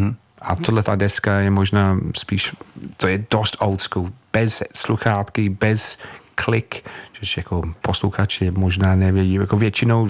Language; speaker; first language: Czech; non-native, fluent; English